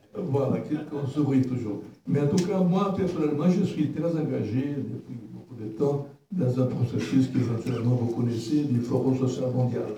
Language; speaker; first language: French; non-native, learner; Portuguese